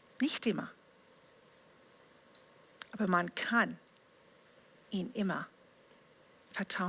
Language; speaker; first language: German; non-native, fluent; English